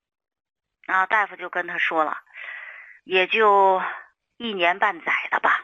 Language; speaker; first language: Chinese; native; Chinese